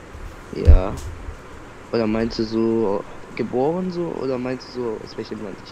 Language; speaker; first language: German; early bilingual, other home language; Vietnamese